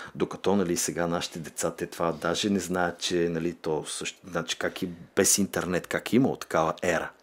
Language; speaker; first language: Bulgarian; native; Bulgarian